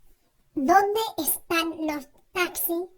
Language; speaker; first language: Spanish; non-native, fluent; Haitian Creole